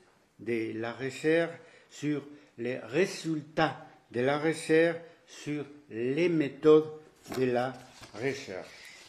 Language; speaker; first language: French; non-native, fluent; Spanish